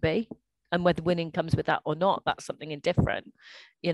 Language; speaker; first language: English; native; English